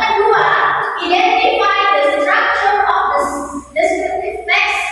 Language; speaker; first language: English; non-native, learner; Indonesian